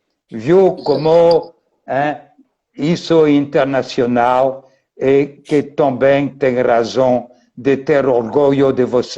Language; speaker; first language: Portuguese; non-native, fluent; French